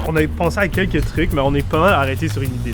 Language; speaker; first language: French; native; French